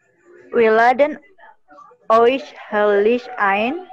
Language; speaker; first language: German; non-native, learner; Indonesian